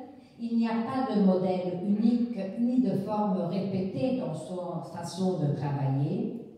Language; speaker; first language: French; non-native, fluent; Italian